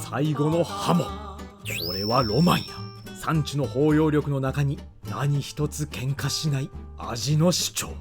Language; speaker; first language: Japanese; native; Japanese